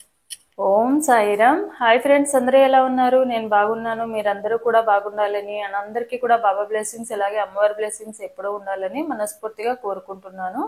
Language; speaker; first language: Telugu; native; Telugu